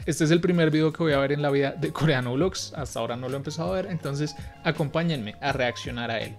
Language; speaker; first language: Spanish; native; Spanish